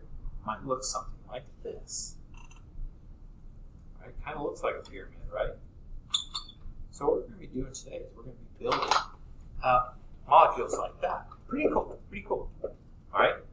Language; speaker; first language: English; native; English